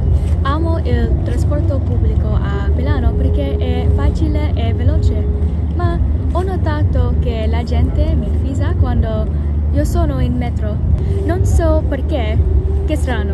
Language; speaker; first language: Italian; non-native, learner; English